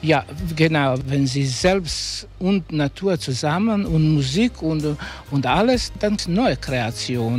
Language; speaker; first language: German; non-native, learner; Croatian